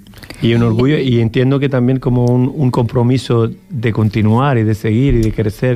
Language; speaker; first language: Spanish; native; Spanish